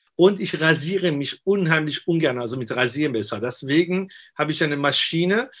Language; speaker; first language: German; non-native, fluent; Persian